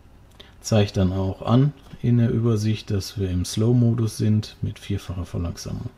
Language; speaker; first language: German; native; German